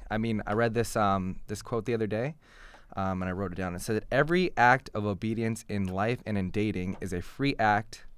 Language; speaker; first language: English; native; English